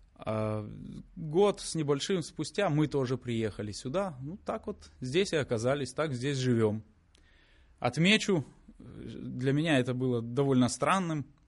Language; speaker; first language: Russian; native; Russian